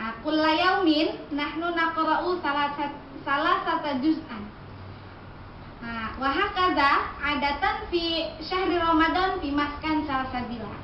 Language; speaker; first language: Arabic; non-native, learner; Indonesian